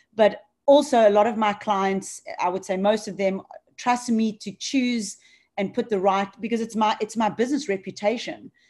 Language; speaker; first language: English; native; English